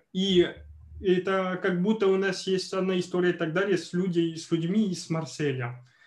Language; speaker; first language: Russian; non-native, fluent; French